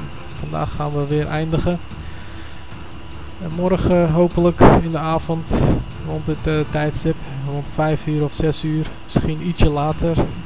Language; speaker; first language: Dutch; early bilingual, other home language; Turkish